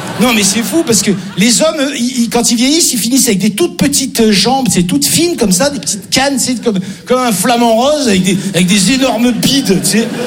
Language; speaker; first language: French; native; French